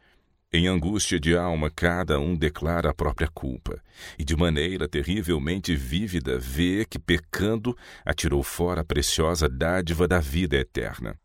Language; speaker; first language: Portuguese; native; Portuguese